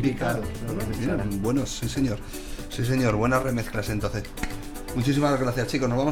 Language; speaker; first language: Spanish; native; Spanish